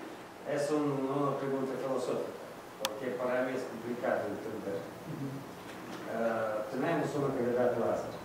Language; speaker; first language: Spanish; non-native, fluent; Russian